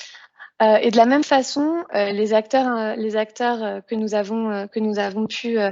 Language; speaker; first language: French; native; French